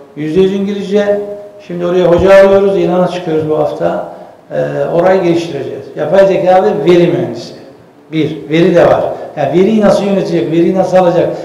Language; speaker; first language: Turkish; native; Turkish